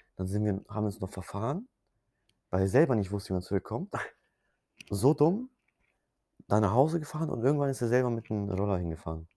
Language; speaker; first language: German; early bilingual, other home language; Polish